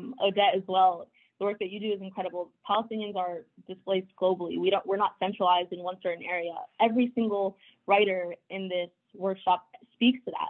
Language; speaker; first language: English; native; English